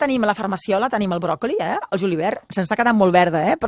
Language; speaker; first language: Catalan; native; Catalan